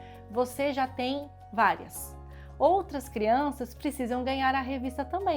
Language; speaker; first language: Portuguese; native; Portuguese